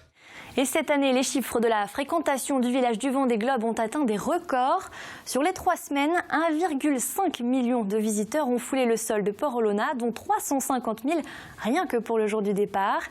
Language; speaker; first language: French; native; French